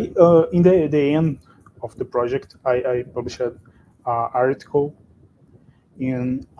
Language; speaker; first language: English; non-native, fluent; Portuguese